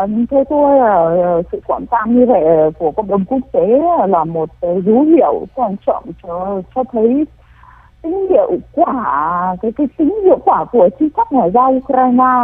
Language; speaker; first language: Vietnamese; non-native, fluent; Ukrainian